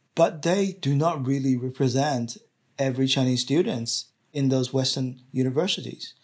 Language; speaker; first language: English; non-native, fluent; Chinese